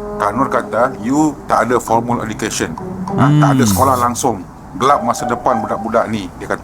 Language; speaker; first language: Malay; native; Malay